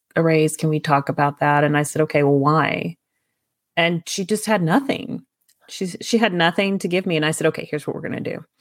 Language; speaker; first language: English; native; English